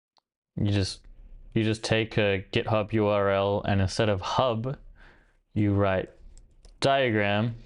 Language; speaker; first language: English; native; English